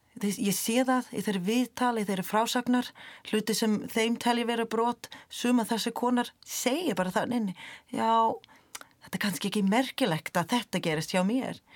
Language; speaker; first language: Icelandic; non-native, fluent; English